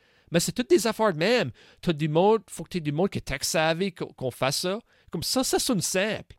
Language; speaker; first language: French; early bilingual, heritage; French